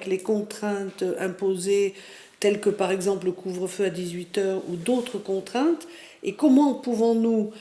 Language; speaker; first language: French; native; French